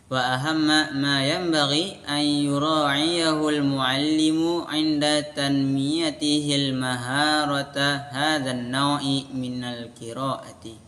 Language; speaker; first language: Arabic; non-native, learner; Indonesian